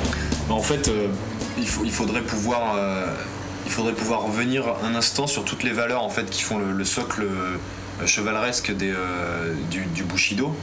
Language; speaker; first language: French; non-native, fluent; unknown